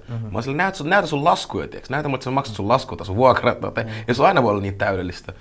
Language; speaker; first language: Finnish; early bilingual, other home language; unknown